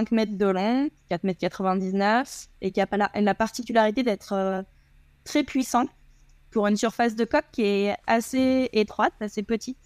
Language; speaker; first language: French; native; French